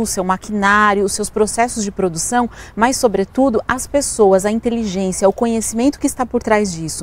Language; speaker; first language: Portuguese; native; Portuguese